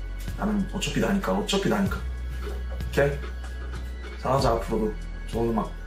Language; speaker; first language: Korean; native; Korean